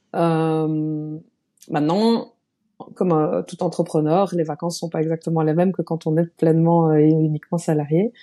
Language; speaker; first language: French; native; French